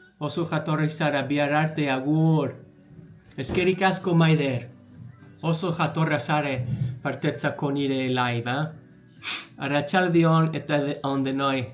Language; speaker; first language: Basque; non-native, learner; English